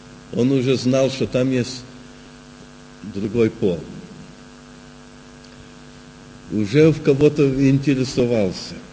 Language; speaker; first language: Russian; early bilingual, heritage; Russian